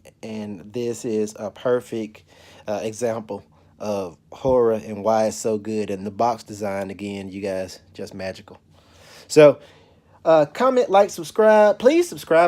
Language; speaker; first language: English; native; English